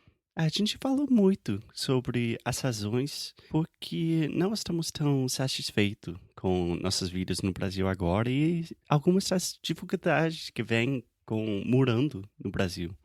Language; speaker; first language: Portuguese; non-native, fluent; English